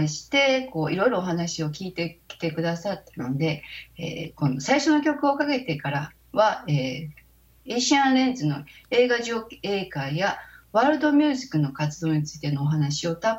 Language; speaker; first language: Japanese; native; Japanese